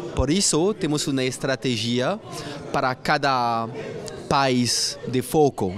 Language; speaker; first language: Portuguese; non-native, fluent; French